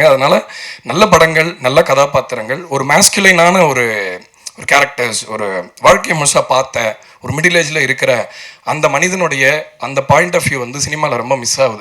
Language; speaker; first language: Tamil; native; Tamil